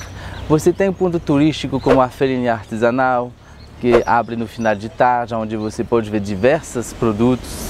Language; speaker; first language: Portuguese; non-native, fluent; French